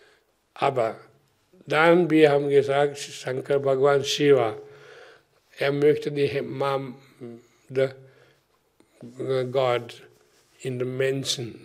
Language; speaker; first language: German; non-native, learner; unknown